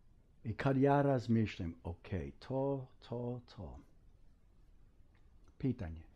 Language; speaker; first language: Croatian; early bilingual, heritage; English